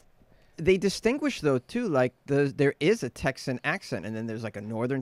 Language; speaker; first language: English; native; English